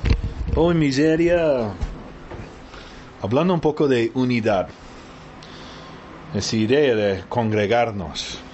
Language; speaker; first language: Spanish; early bilingual, heritage; Spanish